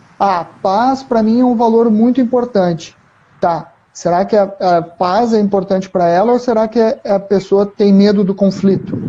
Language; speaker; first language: Portuguese; native; Portuguese